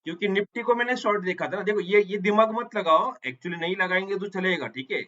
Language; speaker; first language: Hindi; non-native, local second language; Marathi